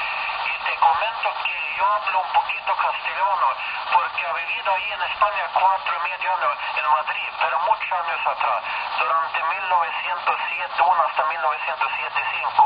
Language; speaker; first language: Spanish; non-native, learner; Swedish